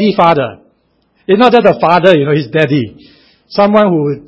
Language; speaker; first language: English; non-native, local second language; Chinese